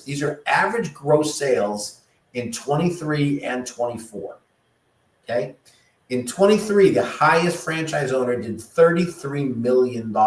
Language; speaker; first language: English; native; English